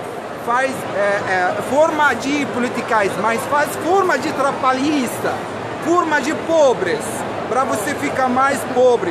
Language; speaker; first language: Portuguese; non-native, learner; Arabic